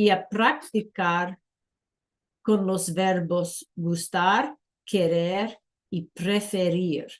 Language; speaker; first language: Spanish; non-native, fluent; English